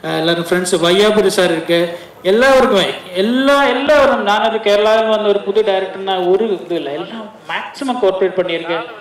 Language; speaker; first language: Tamil; non-native, learner; Malayalam